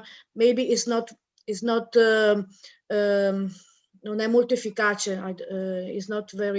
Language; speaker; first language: English; non-native, learner; Italian